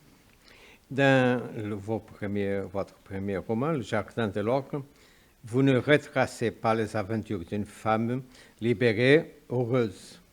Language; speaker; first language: French; non-native, fluent; Portuguese